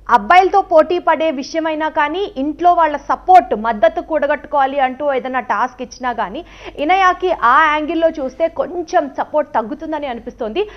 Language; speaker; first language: Telugu; native; Telugu